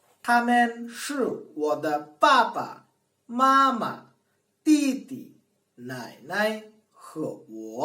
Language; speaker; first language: Chinese; non-native, learner; Bangla